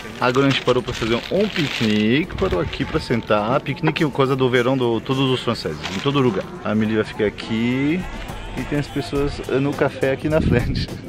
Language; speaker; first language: Portuguese; non-native, fluent; French